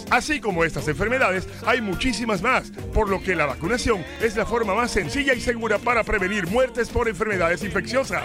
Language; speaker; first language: Spanish; native; Spanish